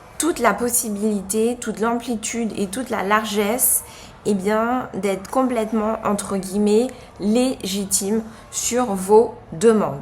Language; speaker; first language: French; native; French